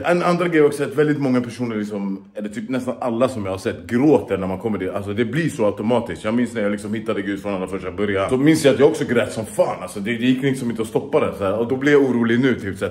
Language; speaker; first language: Swedish; native; Swedish